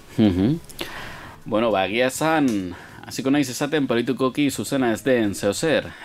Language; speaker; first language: Basque; native; Basque